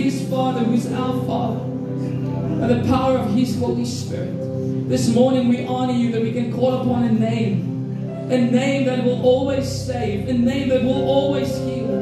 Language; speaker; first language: English; non-native, local second language; Afrikaans